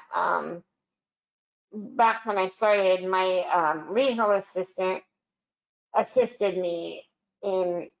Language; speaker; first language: English; native; English